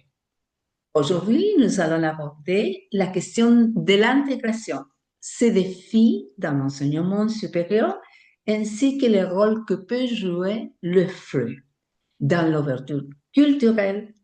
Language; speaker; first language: French; non-native, fluent; Spanish